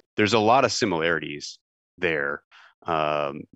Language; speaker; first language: English; native; English